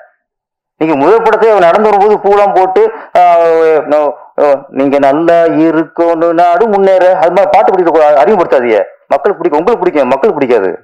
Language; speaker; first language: Tamil; native; Tamil